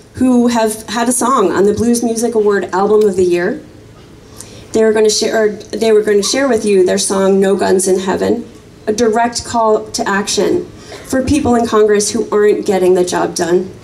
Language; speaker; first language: English; native; English